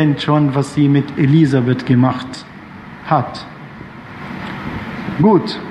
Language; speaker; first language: German; non-native, fluent; Arabic